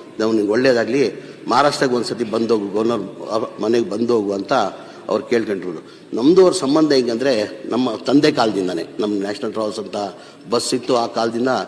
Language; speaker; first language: Kannada; non-native, local second language; Urdu